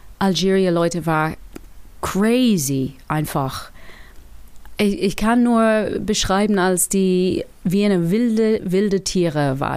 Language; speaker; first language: German; non-native, learner; English